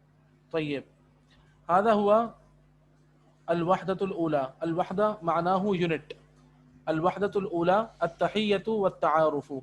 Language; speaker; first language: Arabic; non-native, fluent; Urdu